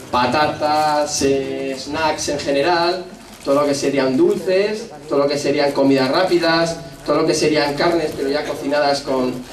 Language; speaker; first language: Spanish; native; Spanish